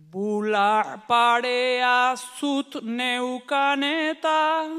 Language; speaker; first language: Spanish; non-native, local second language; Basque